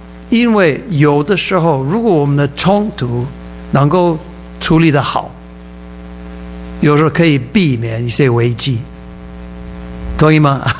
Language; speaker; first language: Chinese; native; Chinese